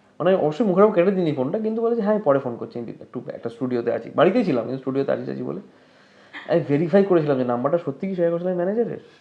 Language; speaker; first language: Bangla; native; Bangla